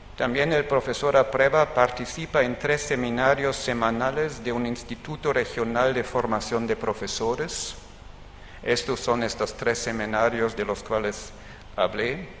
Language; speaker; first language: Spanish; non-native, fluent; German